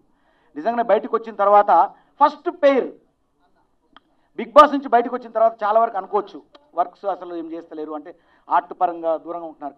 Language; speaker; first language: Telugu; native; Telugu